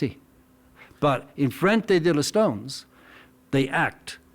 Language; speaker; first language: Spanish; non-native, learner; English